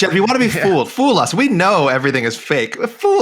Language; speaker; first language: English; native; English